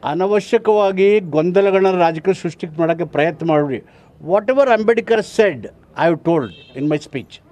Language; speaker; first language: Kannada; native; Kannada